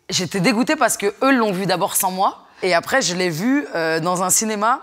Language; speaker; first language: French; native; French